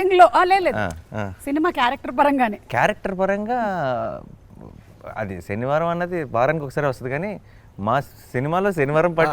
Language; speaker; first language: Telugu; native; Telugu